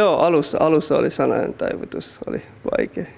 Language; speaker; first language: Finnish; non-native, fluent; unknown